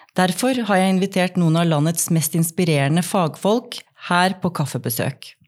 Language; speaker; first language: Norwegian; native; Norwegian